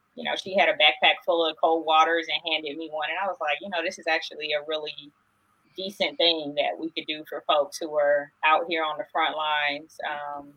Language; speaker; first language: English; native; English